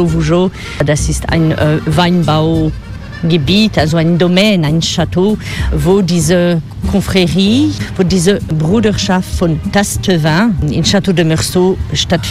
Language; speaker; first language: German; non-native, fluent; French